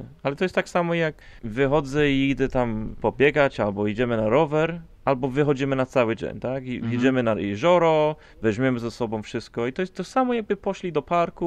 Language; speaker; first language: Polish; non-native, fluent; English